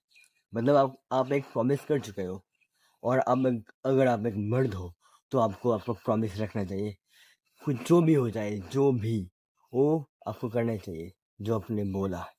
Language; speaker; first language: Hindi; non-native, local second language; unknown